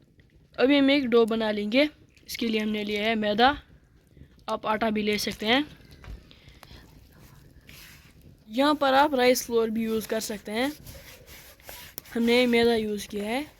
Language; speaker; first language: Hindi; non-native, local second language; Kashmiri